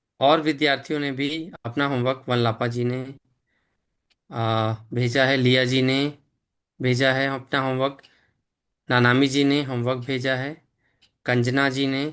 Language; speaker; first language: Hindi; native; Hindi